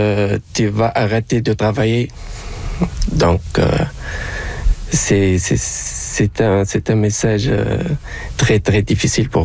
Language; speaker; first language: French; non-native, local second language; Arabic